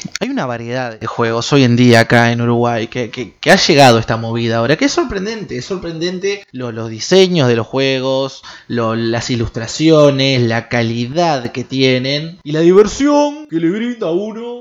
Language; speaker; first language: Spanish; native; Spanish